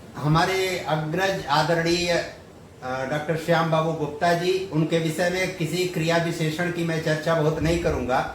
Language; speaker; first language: Hindi; native; Hindi